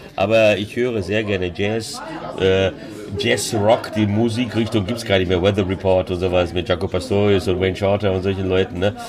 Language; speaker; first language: German; early bilingual, other home language; Hungarian